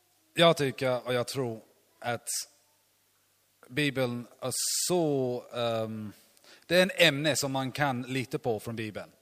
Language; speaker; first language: Swedish; non-native, learner; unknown